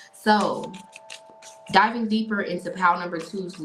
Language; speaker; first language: English; native; English